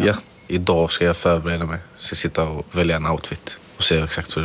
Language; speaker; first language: Swedish; non-native, fluent; Arabic